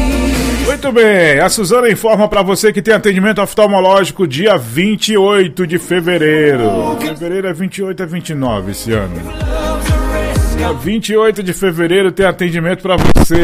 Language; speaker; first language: Portuguese; native; Portuguese